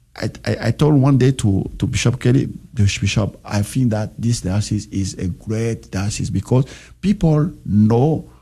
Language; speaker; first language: English; non-native, learner; French